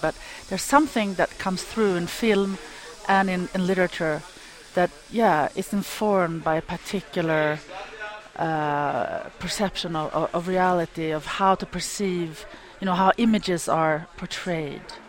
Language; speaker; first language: English; non-native, fluent; Swedish